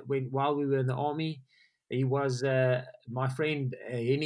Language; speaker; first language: English; non-native, local second language; Afrikaans